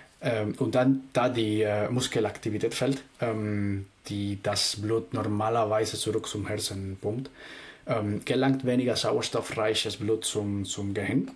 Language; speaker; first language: German; non-native, fluent; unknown